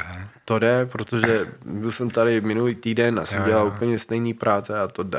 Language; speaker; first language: Czech; non-native, fluent; English